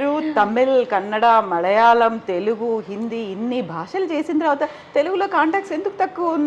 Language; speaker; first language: Telugu; native; Telugu